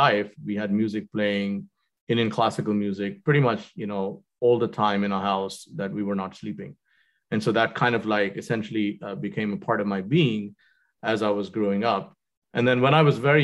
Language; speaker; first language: English; non-native, local second language; Hindi